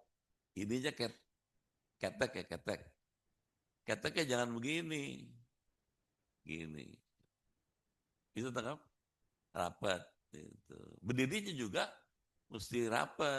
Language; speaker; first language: Indonesian; native; Indonesian